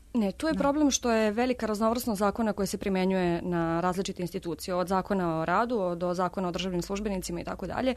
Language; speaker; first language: Serbian; native; Serbian